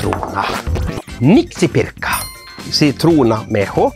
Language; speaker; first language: Finnish; non-native, learner; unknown